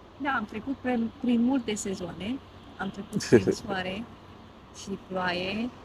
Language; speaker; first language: Romanian; native; Romanian